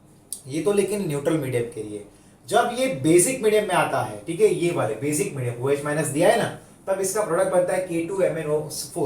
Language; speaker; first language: Hindi; non-native, local second language; Gujarati